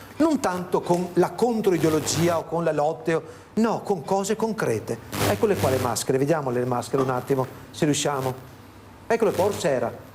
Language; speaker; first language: Italian; native; Italian